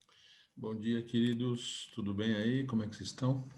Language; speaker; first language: Portuguese; native; Portuguese